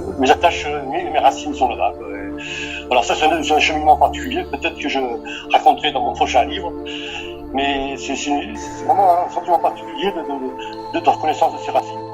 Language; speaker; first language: French; early bilingual, other home language; Portuguese